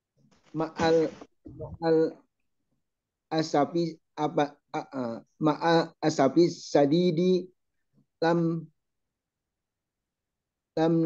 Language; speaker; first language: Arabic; non-native, learner; Indonesian